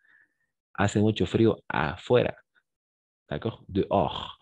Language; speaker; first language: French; non-native, fluent; Spanish